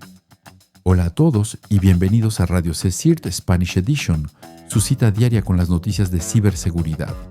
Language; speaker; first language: Spanish; non-native, fluent; French